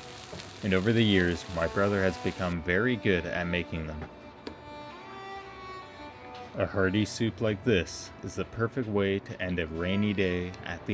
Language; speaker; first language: English; native; English